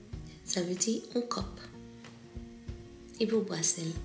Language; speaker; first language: French; non-native, local second language; Haitian Creole